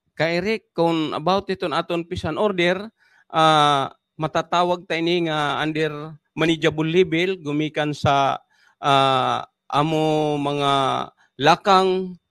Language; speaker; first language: Cebuano; non-native, local second language; Waray